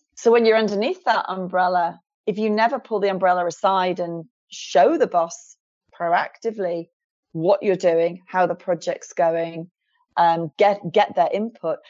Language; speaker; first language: English; native; English